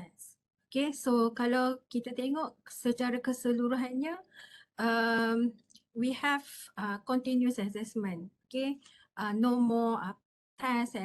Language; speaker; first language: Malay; native; Malay